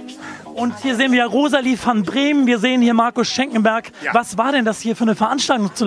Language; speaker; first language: German; native; German